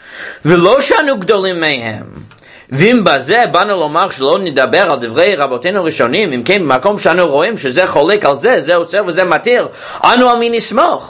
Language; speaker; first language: Hebrew; non-native, fluent; English